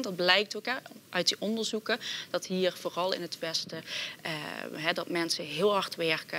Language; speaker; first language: Dutch; native; Dutch